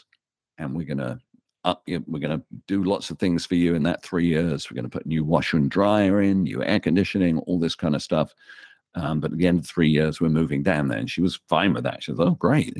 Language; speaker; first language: English; native; English